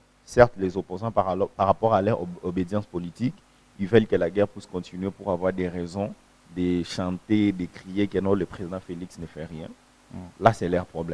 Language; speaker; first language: French; non-native, local second language; Lingala